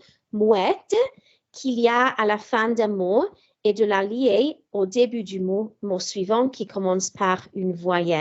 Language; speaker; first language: French; non-native, fluent; English